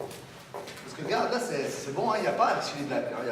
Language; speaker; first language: French; native; French